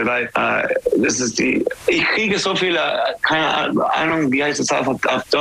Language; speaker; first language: German; non-native, learner; English